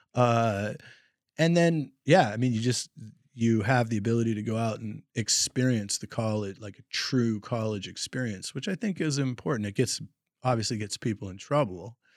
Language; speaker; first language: English; native; English